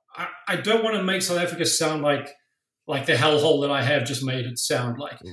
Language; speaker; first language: English; native; English